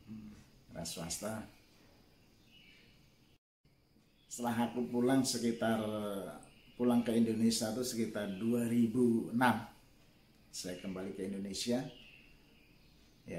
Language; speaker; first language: Indonesian; non-native, local second language; Javanese